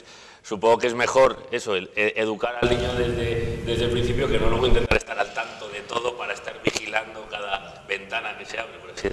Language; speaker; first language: Spanish; native; Spanish